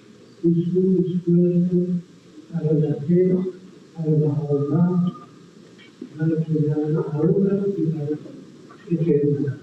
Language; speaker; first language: Spanish; non-native, learner; Persian